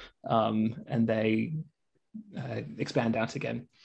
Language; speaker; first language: English; native; English